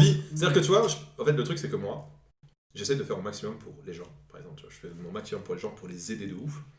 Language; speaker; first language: French; native; French